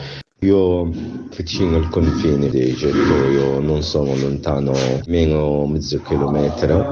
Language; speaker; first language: Italian; non-native, learner; Arabic